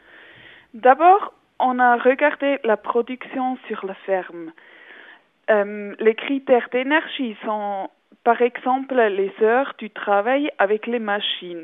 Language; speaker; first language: French; non-native, local second language; German